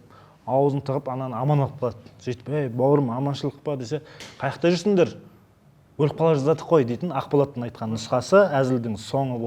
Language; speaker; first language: Kazakh; native; Kazakh